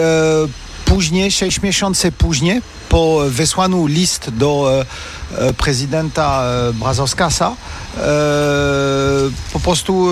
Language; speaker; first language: Polish; non-native, fluent; French